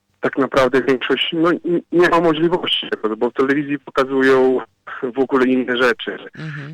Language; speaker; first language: Polish; non-native, fluent; Ukrainian